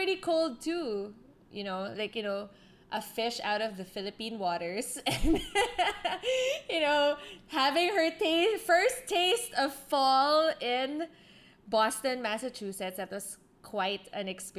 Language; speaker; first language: English; non-native, local second language; Filipino